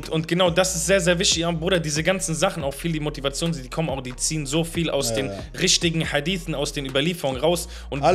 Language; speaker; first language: German; native; German